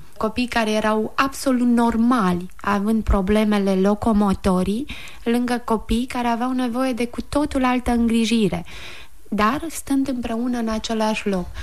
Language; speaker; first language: Romanian; native; Romanian